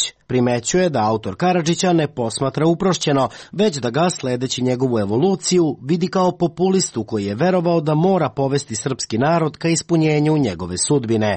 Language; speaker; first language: Serbian; native; Serbian